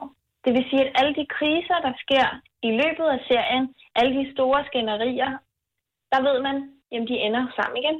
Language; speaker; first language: Danish; native; Danish